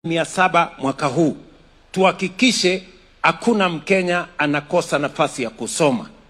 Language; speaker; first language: Swahili; non-native, local second language; Kalenjin